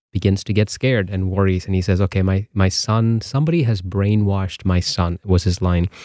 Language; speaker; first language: English; non-native, local second language; Tamil